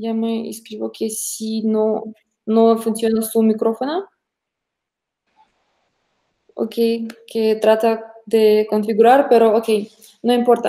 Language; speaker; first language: Spanish; non-native, fluent; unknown